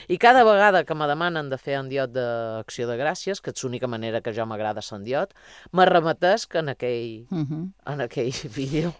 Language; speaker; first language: Catalan; native; Catalan